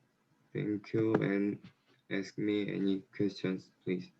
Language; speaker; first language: English; non-native, learner; Korean